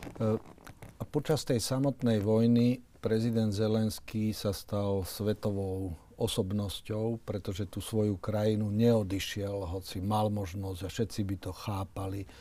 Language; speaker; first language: Slovak; native; Slovak